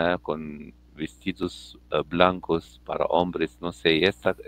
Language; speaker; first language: Spanish; non-native, learner; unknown